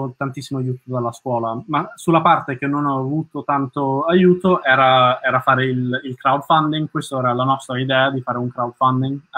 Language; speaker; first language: Italian; early bilingual, heritage; Italian